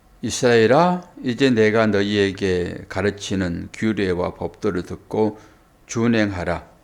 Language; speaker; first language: Korean; native; Korean